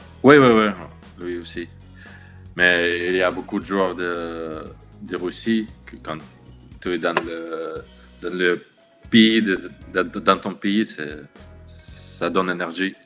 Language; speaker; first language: French; non-native, learner; Russian